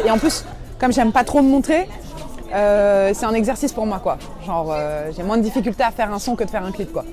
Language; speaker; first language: French; native; French